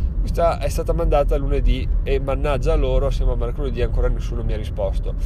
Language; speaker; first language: Italian; native; Italian